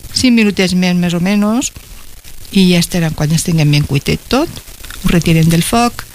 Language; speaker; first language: Catalan; non-native, local second language; Spanish